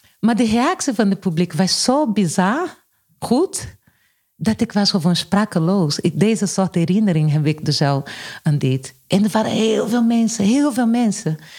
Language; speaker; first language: Dutch; non-native, fluent; Portuguese